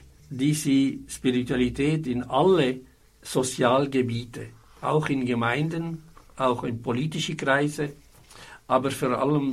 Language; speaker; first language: German; non-native, fluent; Arabic